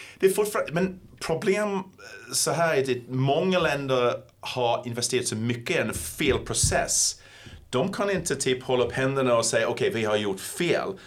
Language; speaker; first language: Swedish; non-native, fluent; English